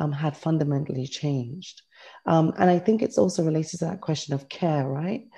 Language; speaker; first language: English; native; English